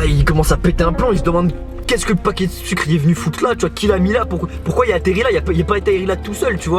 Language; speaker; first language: French; native; French